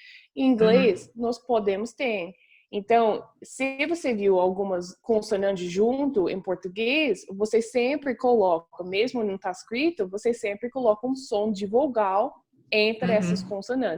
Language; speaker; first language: Portuguese; non-native, fluent; English